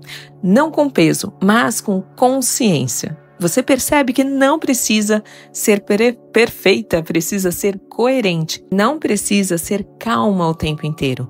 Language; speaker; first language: Portuguese; native; Portuguese